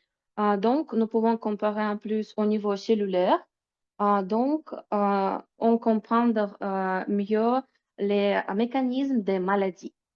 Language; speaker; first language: French; non-native, fluent; Russian